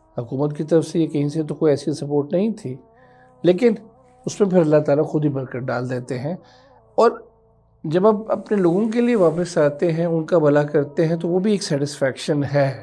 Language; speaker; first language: Urdu; native; Urdu